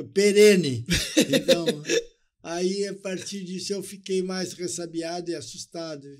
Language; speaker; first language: Portuguese; native; Portuguese